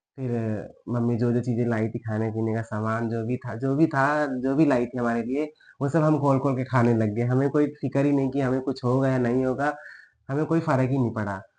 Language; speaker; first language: Hindi; native; Hindi